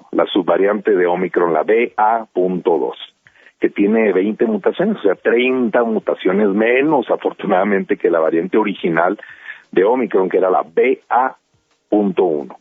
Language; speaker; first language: Spanish; native; Spanish